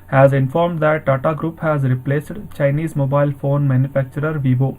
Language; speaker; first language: English; non-native, local second language; Kannada